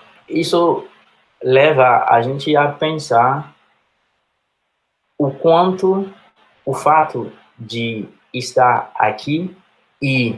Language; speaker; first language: Portuguese; non-native, fluent; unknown